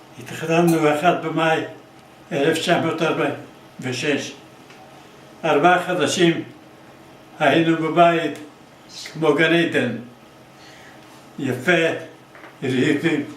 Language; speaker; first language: Hebrew; non-native, fluent; Hungarian